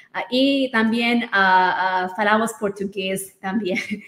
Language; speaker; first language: Spanish; non-native, learner; English